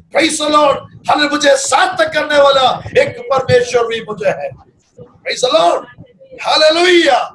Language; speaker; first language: Hindi; non-native, local second language; Malayalam